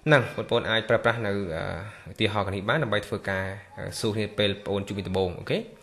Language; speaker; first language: English; non-native, learner; Khmer